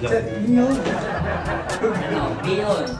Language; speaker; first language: Filipino; native; Filipino